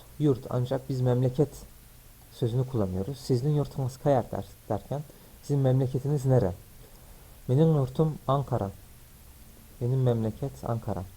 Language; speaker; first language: Turkish; native; Turkish